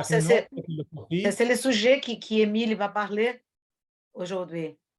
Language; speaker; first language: French; non-native, fluent; Portuguese